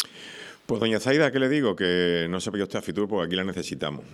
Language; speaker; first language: Spanish; native; Spanish